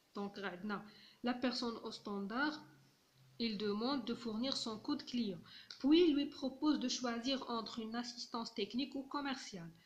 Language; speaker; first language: French; non-native, local second language; Arabic